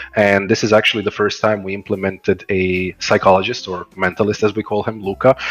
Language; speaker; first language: English; non-native, fluent; Croatian